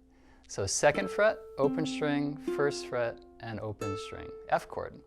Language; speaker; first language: English; native; English